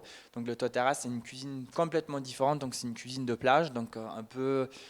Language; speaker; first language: French; non-native, fluent; German